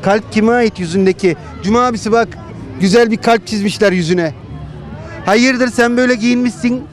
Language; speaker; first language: Turkish; native; Turkish